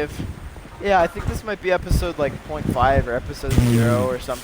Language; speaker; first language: English; native; English